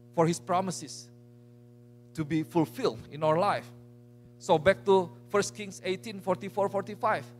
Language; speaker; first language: English; non-native, fluent; Indonesian